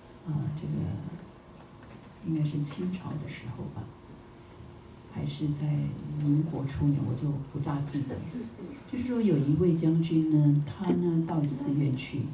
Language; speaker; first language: Chinese; native; Chinese